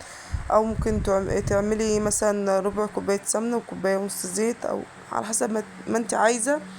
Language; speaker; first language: Arabic; native; Arabic